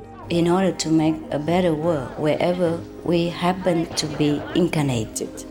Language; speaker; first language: English; non-native, fluent; Vietnamese